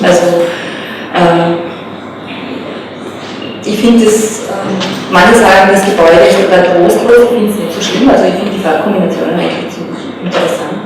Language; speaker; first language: German; native; German